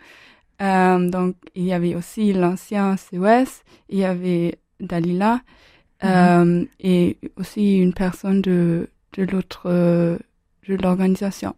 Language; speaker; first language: French; non-native, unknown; German